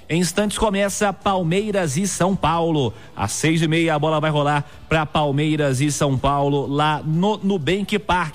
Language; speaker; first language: Portuguese; native; Portuguese